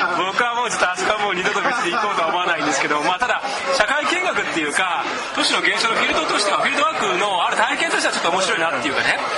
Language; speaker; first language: Japanese; native; Japanese